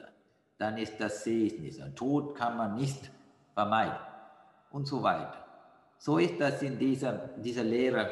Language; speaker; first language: German; non-native, fluent; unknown